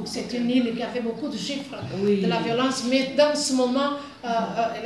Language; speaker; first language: French; non-native, fluent; Portuguese